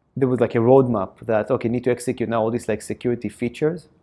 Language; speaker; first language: English; non-native, fluent; Hebrew